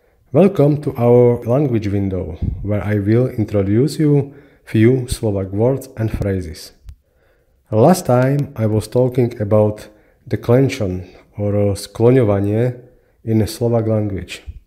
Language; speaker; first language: English; non-native, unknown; Slovak